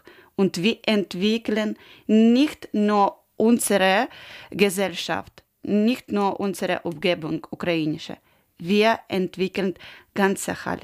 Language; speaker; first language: German; non-native, learner; Ukrainian